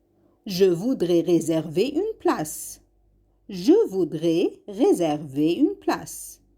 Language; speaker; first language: French; non-native, fluent; Arabic